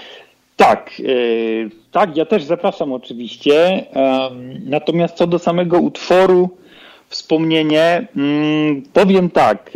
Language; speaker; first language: Polish; native; Polish